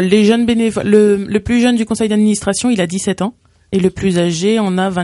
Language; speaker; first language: French; native; French